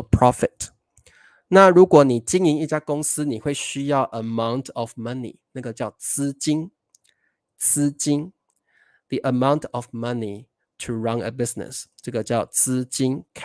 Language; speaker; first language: Chinese; native; Chinese